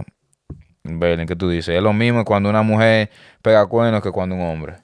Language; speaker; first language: Spanish; early bilingual, heritage; Spanish